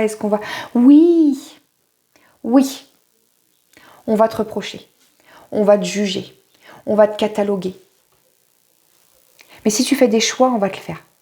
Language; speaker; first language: French; native; French